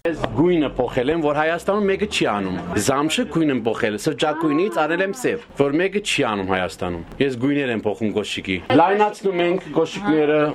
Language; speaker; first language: Armenian; early bilingual, heritage; Armenian